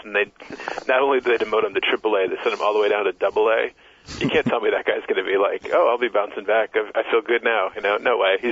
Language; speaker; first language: English; native; English